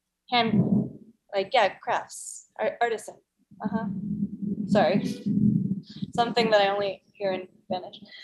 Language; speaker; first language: English; early bilingual, other home language; Spanish